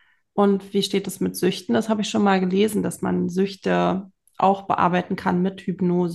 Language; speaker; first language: German; native; German